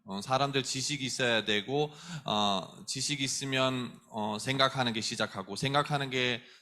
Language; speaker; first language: Korean; non-native, fluent; German